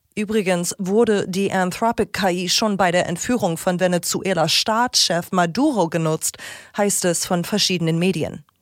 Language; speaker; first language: German; non-native, fluent; English